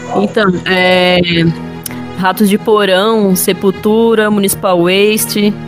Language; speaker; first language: Portuguese; native; Portuguese